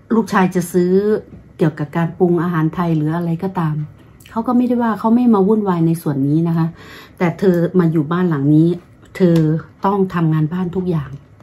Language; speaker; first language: Thai; native; Thai